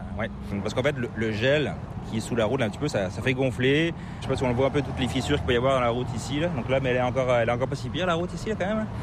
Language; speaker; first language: French; native; French